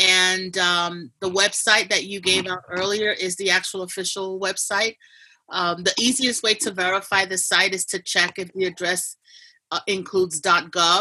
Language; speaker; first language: English; native; English